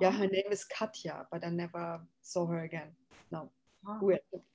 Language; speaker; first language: English; non-native, fluent; German